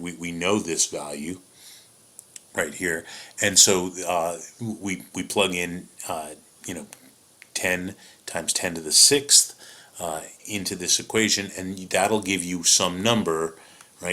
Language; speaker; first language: English; native; English